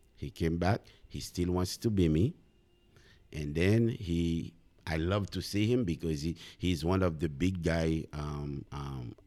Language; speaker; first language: English; non-native, fluent; Haitian Creole